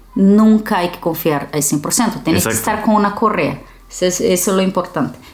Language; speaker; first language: Spanish; early bilingual, other home language; Portuguese